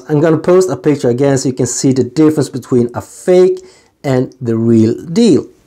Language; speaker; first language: English; non-native, fluent; Swedish